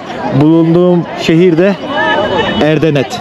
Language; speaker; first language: Turkish; native; Turkish